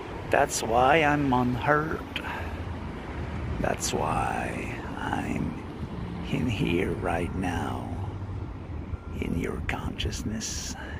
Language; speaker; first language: English; non-native, fluent; French